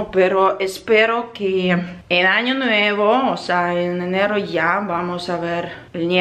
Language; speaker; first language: Spanish; non-native, learner; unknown